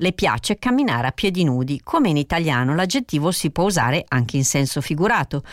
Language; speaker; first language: Italian; native; Italian